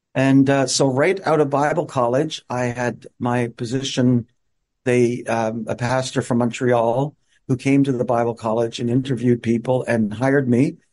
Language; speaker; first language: English; native; English